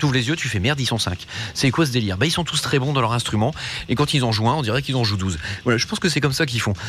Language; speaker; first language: French; native; French